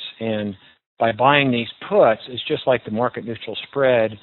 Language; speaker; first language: English; native; English